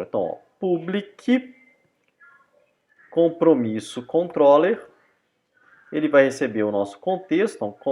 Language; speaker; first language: Portuguese; native; Portuguese